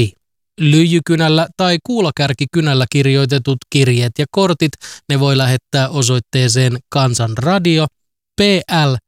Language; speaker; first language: Finnish; native; Finnish